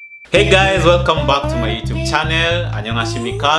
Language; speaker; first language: English; non-native, local second language; Gusii